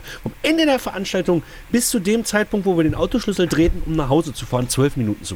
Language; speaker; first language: German; native; German